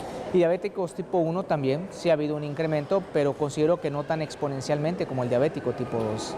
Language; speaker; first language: Spanish; native; Spanish